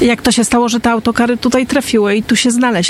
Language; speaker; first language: Polish; native; Polish